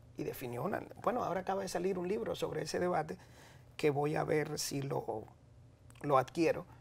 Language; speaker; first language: Spanish; native; Spanish